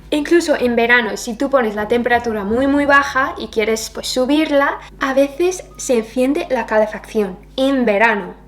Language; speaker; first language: Spanish; non-native, fluent; English